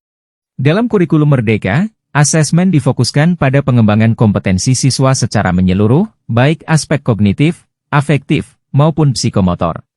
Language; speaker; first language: Indonesian; native; Indonesian